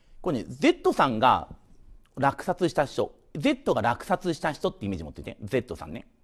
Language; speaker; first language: Japanese; native; Japanese